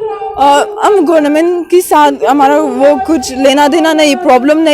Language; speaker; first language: Hindi; non-native, fluent; Persian